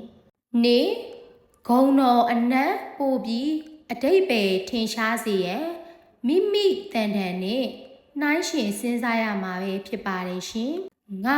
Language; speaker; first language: Burmese; native; Burmese